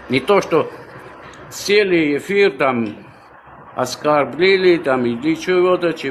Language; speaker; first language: Russian; non-native, local second language; Armenian